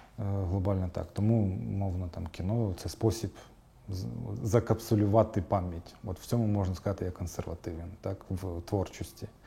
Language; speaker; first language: Ukrainian; non-native, local second language; Crimean Tatar